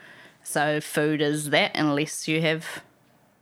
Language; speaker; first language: English; native; English